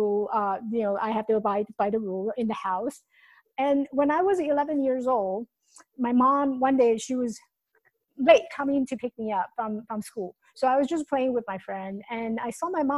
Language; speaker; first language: English; non-native, fluent; Chinese